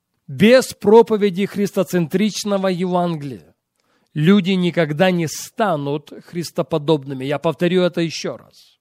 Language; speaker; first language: Russian; native; Russian